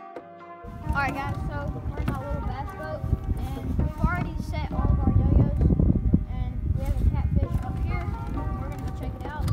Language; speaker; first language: English; native; English